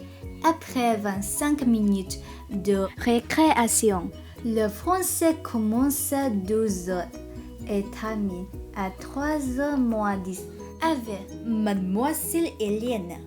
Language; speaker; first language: French; non-native, learner; Vietnamese